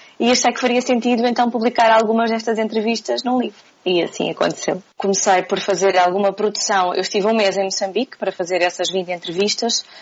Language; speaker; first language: Portuguese; native; Portuguese